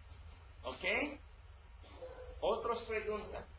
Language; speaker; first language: Spanish; non-native, learner; English